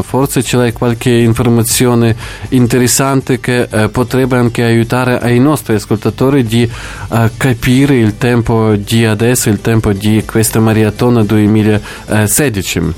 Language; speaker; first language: Italian; non-native, fluent; Ukrainian